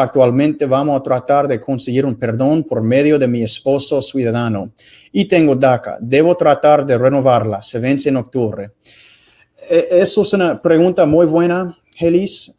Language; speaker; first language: Spanish; non-native, fluent; English